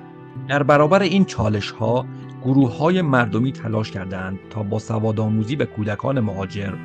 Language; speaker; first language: Persian; native; Persian